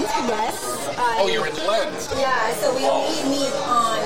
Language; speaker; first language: English; non-native, learner; Chinese